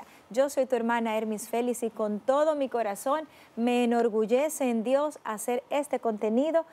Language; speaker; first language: Spanish; native; Spanish